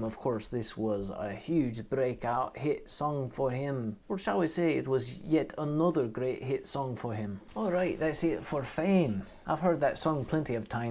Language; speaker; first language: English; native; English